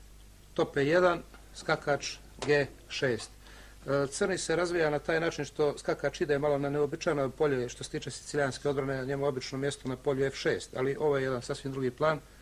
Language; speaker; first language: Bosnian; native; Bosnian